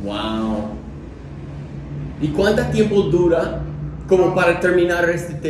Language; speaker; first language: Spanish; non-native, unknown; English